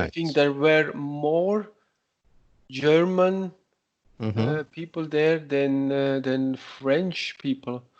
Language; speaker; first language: English; non-native, learner; Italian